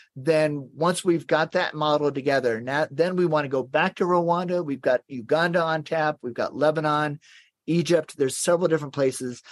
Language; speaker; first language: English; native; English